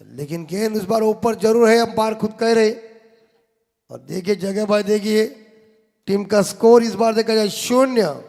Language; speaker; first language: Hindi; non-native, local second language; Marathi